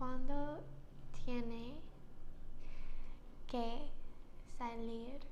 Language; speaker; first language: Spanish; non-native, learner; English